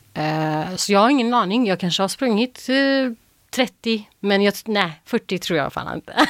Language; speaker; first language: Swedish; early bilingual, other home language; Albanian